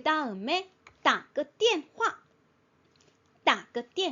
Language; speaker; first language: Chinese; non-native, fluent; Korean